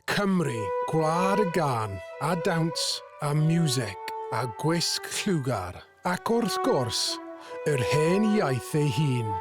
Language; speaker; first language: Welsh; non-native, local second language; English